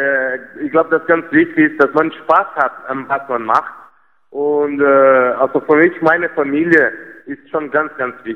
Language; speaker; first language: German; non-native, fluent; Portuguese